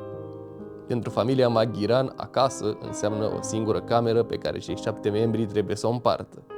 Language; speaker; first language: Romanian; native; Romanian